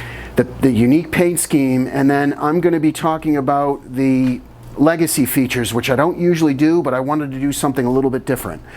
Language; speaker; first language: English; native; English